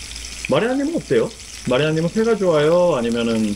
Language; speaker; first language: Korean; native; Korean